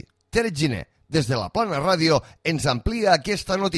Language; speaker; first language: Catalan; native; Catalan